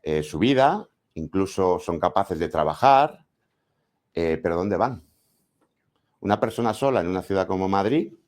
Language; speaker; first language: Spanish; native; Spanish